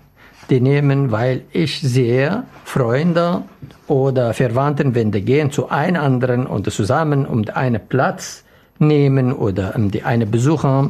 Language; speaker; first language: German; non-native, learner; Arabic